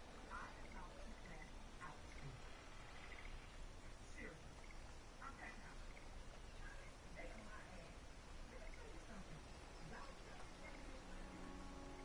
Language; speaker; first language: English; native; English